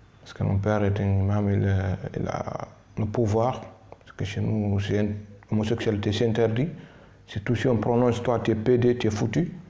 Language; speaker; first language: French; non-native, local second language; Fula